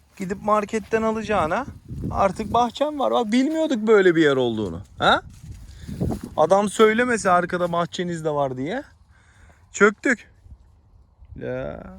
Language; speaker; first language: Turkish; early bilingual, heritage; Turkish